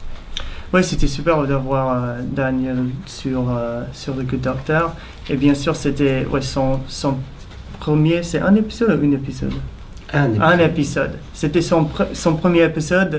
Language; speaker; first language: French; non-native, fluent; English